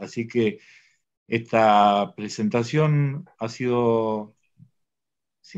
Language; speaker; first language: Spanish; native; Spanish